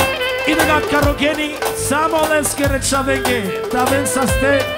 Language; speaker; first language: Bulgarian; non-native, local second language; Romany